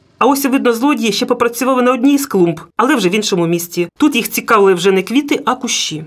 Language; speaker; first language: Ukrainian; native; Ukrainian